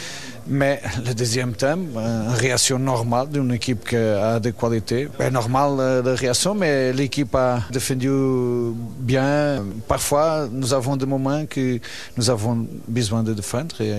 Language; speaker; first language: French; non-native, learner; Portuguese